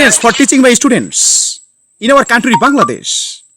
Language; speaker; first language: English; non-native, learner; Bangla